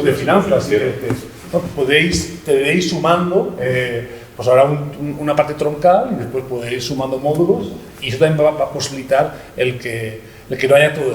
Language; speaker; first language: Spanish; native; Spanish